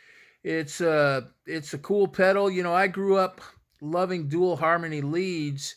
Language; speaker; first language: English; native; English